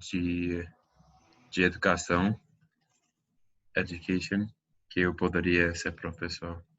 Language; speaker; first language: Portuguese; non-native, fluent; English